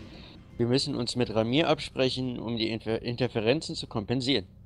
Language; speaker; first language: German; native; German